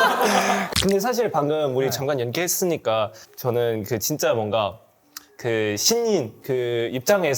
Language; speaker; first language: Korean; non-native, fluent; Cantonese